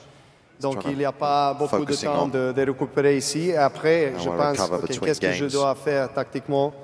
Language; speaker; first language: French; non-native, fluent; Serbian